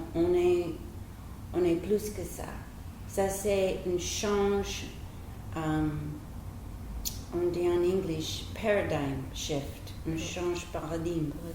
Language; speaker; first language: French; non-native, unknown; English